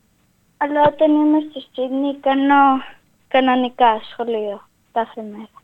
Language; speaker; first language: Greek; early bilingual, other home language; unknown